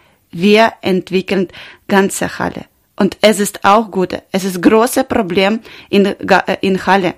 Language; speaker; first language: German; non-native, learner; Ukrainian